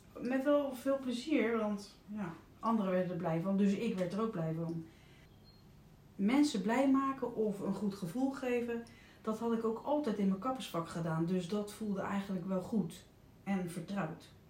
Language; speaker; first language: Dutch; native; Dutch